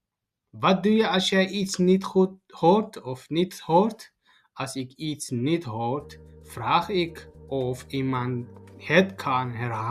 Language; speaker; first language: Dutch; non-native, learner; Tigrinya